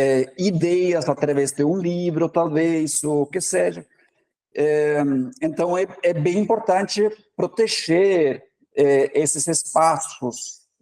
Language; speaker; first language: Portuguese; non-native, fluent; Norwegian